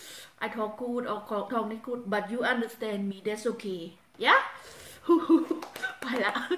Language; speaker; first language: English; non-native, learner; Thai